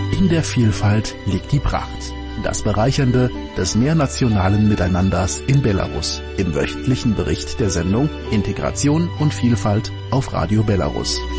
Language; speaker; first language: German; non-native, fluent; Russian